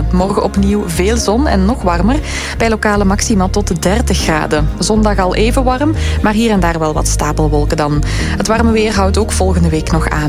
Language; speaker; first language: Dutch; native; Dutch